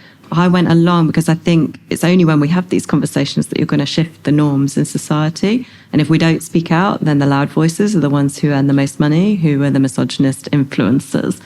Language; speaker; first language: English; native; English